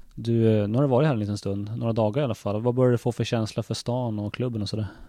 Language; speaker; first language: Swedish; native; Swedish